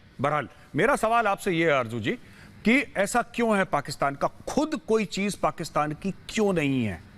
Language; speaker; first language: Hindi; native; Hindi